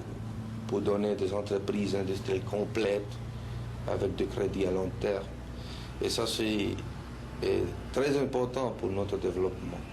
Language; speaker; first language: French; non-native, fluent; Spanish